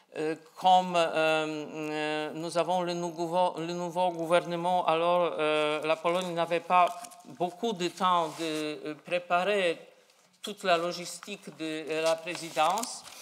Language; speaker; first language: French; non-native, fluent; Polish